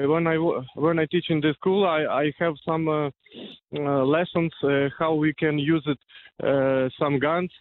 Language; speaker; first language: English; non-native, learner; Ukrainian